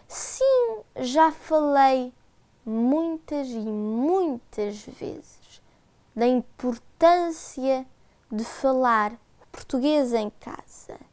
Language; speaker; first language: Portuguese; early bilingual, heritage; Portuguese